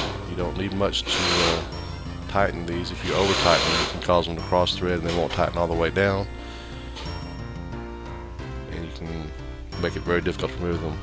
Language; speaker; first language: English; native; English